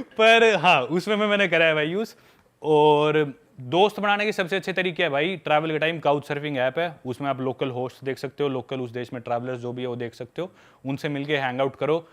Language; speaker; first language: Hindi; non-native, local second language; Punjabi